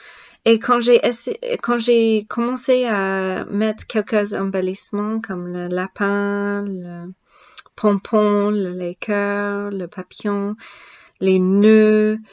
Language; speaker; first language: French; non-native, learner; English